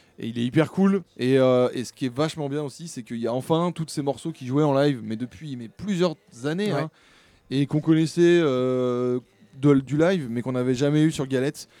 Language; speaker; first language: French; native; French